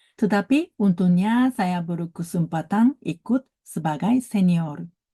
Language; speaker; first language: Indonesian; non-native, learner; Japanese